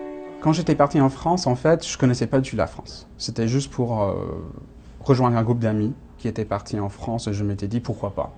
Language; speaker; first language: French; non-native, fluent; English